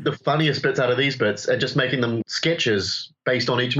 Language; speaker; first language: English; native; English